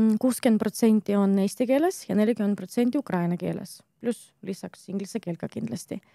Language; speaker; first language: Estonian; non-native, local second language; Russian